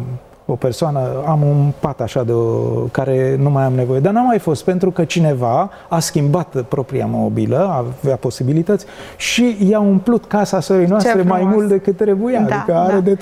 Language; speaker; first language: Romanian; native; Romanian